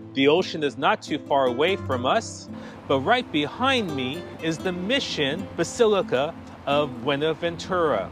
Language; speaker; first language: English; native; English